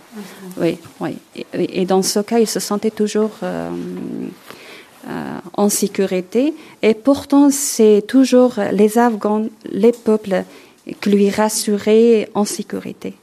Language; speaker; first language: French; non-native, learner; Persian